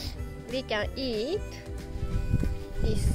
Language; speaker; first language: English; non-native, learner; Japanese